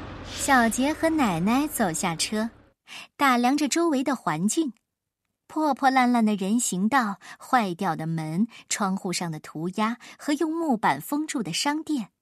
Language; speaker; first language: Chinese; native; Chinese